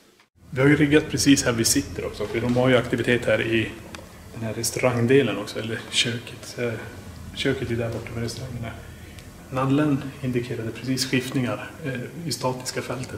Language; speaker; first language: Swedish; native; Swedish